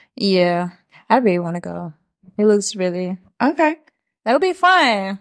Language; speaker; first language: English; non-native, fluent; French